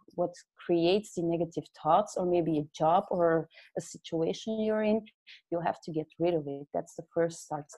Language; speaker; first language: English; non-native, fluent; Dutch